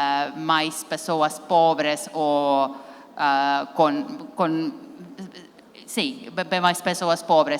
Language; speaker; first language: Portuguese; non-native, learner; Finnish